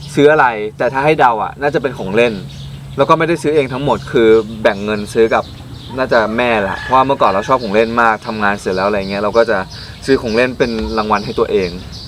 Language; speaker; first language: Thai; native; Thai